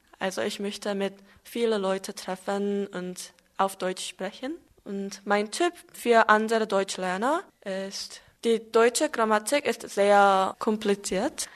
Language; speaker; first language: German; non-native, learner; Korean